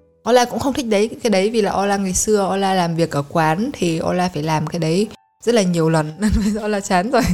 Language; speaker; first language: Vietnamese; early bilingual, heritage; Vietnamese